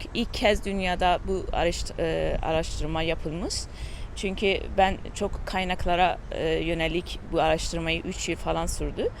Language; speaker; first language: Turkish; non-native, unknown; Persian